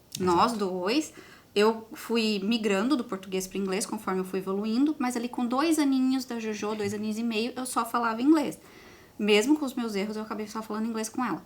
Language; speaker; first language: Portuguese; native; Portuguese